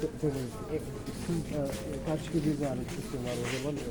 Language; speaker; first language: Turkish; non-native, learner; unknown